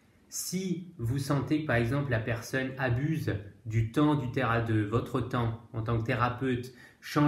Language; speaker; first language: French; native; French